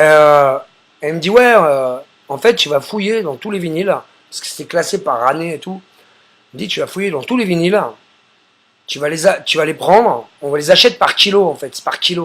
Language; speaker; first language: French; native; French